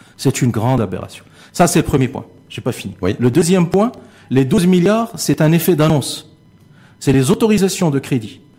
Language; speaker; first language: French; non-native, local second language; Arabic